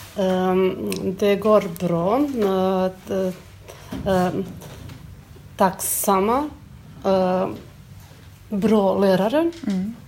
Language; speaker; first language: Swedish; non-native, learner; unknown